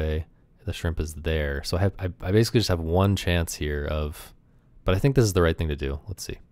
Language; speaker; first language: English; native; English